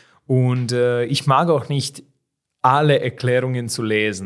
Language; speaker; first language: German; non-native, fluent; Serbian